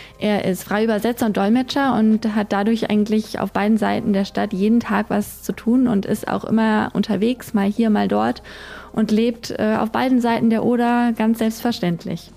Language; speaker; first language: German; native; German